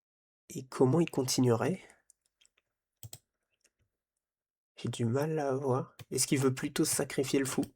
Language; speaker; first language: French; native; French